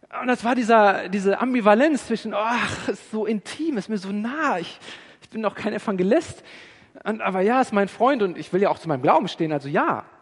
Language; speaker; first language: German; native; German